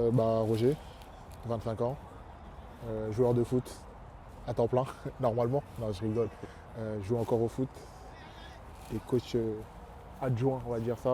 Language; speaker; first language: French; native; French